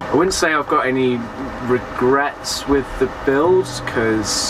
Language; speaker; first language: English; native; English